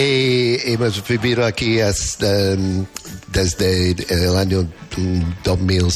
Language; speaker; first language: Spanish; non-native, learner; English